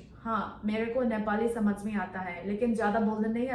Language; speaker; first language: Hindi; non-native, local second language; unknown